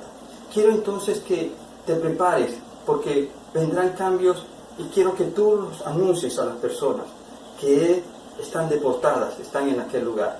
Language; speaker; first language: Spanish; native; Spanish